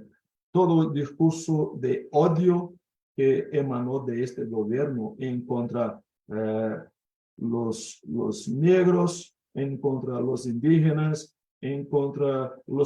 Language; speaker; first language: Spanish; non-native, fluent; Portuguese